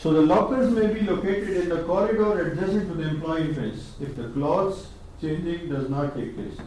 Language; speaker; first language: English; non-native, local second language; Urdu